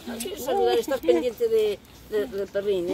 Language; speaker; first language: Spanish; native; Spanish